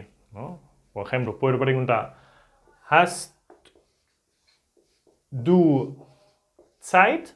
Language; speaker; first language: Spanish; non-native, fluent; German